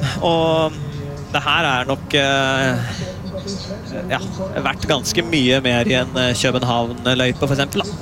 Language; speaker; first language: Norwegian; native; Norwegian